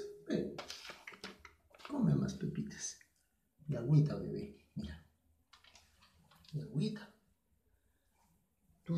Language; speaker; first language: Spanish; native; Spanish